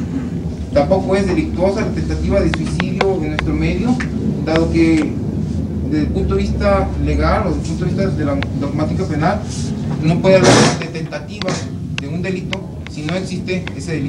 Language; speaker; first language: Spanish; native; Spanish